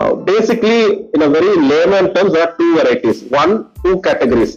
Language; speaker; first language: English; non-native, local second language; Tamil